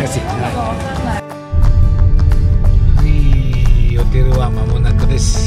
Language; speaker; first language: Japanese; non-native, learner; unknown